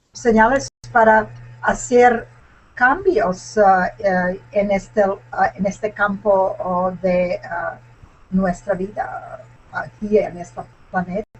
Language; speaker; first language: Spanish; non-native, learner; English